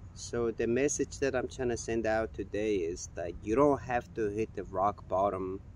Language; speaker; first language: English; non-native, fluent; Mongolian